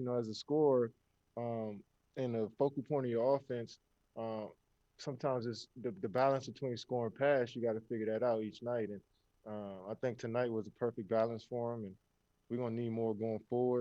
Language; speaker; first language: English; native; English